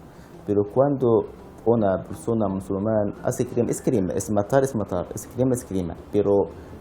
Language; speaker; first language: Spanish; non-native, learner; Arabic